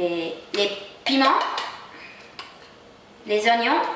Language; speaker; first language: French; non-native, learner; English